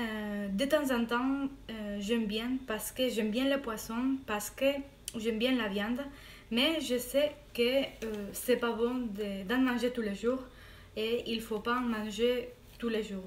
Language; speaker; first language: French; non-native, fluent; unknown